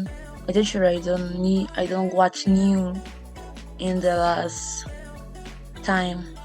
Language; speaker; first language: English; non-native, learner; Spanish